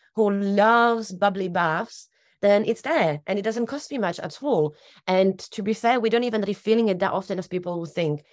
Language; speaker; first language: English; non-native, fluent; Slovak